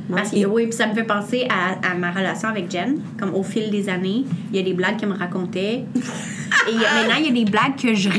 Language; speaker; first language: French; native; French